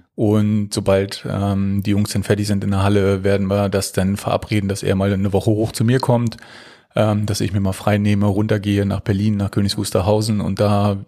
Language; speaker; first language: German; native; German